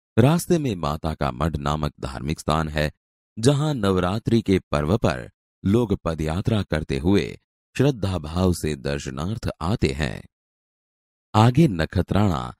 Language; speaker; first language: Hindi; non-native, local second language; Gujarati